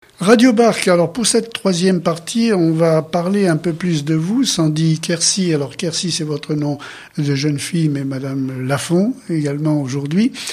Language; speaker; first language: French; native; French